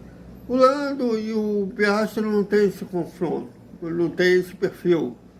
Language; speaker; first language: Portuguese; native; Portuguese